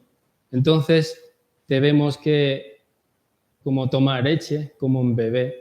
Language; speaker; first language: Spanish; non-native, learner; Korean